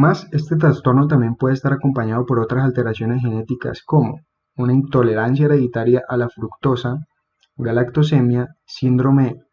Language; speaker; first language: Spanish; native; Spanish